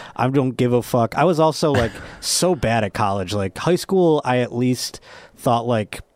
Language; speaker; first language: English; native; English